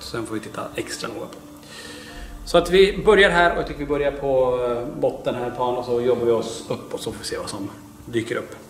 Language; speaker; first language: Swedish; native; Swedish